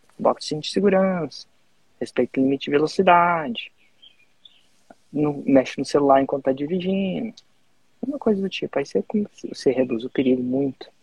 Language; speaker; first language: Portuguese; native; Portuguese